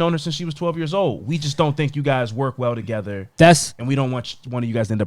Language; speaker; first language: English; native; English